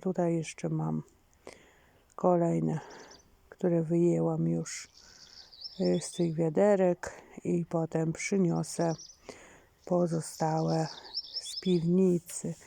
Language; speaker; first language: Polish; native; Polish